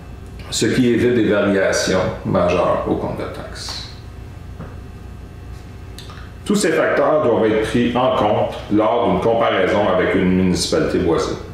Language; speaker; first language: French; native; French